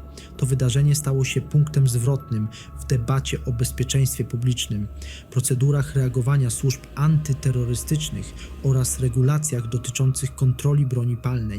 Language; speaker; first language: Polish; native; Polish